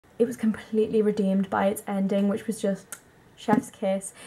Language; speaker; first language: English; native; English